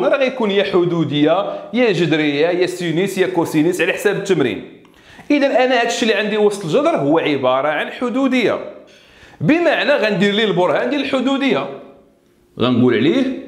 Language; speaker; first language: Arabic; native; Arabic